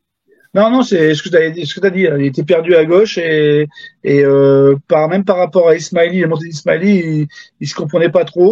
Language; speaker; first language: French; native; French